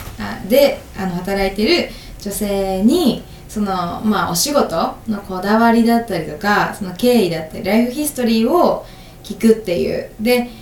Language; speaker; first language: Japanese; native; Japanese